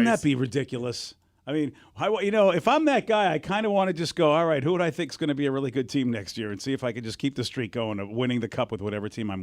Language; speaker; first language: English; native; English